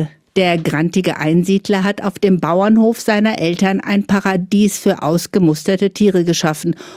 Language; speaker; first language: German; native; German